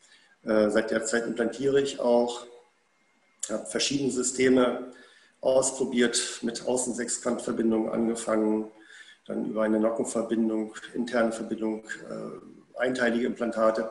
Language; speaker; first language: German; native; German